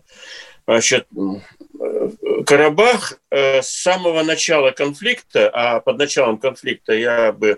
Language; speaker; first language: Russian; native; Russian